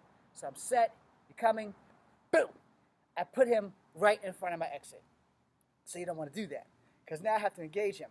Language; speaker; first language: English; native; English